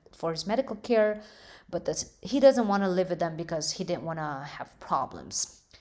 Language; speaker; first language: English; non-native, local second language; Filipino